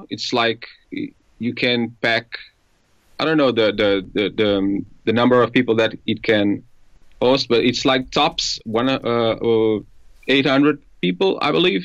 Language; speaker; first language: English; non-native, fluent; Portuguese